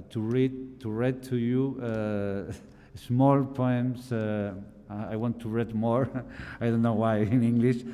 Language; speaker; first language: English; non-native, fluent; Spanish